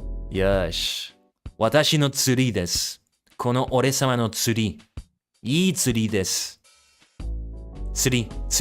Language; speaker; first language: Japanese; non-native, learner; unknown